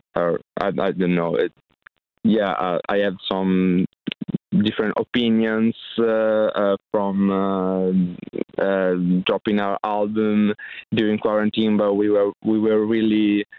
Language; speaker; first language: English; non-native, fluent; Italian